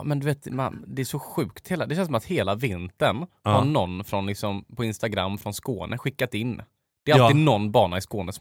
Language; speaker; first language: Swedish; native; Swedish